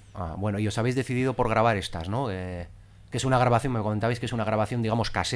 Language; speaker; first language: Spanish; native; Spanish